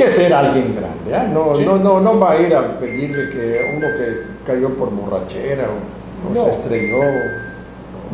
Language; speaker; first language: Spanish; native; Spanish